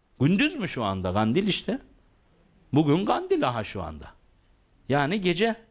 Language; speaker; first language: Turkish; native; Turkish